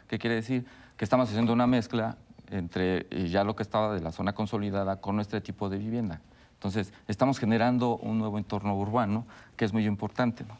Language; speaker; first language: Spanish; native; Spanish